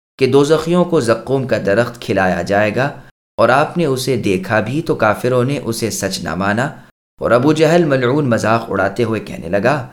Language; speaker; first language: Urdu; native; Urdu